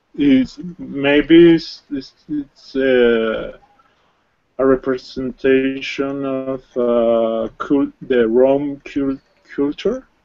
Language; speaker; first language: English; non-native, learner; Spanish